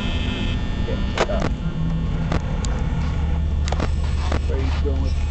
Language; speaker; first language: English; native; English